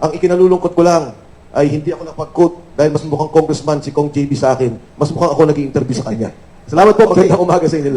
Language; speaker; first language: Filipino; native; Filipino